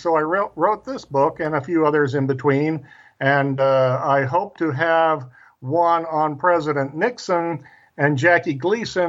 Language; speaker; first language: English; native; English